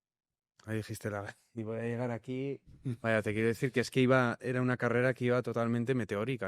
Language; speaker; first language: Spanish; native; Spanish